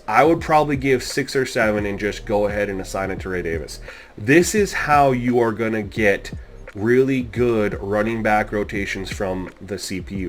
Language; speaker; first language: English; native; English